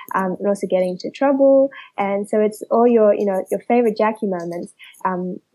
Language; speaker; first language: English; early bilingual, other home language; Chinese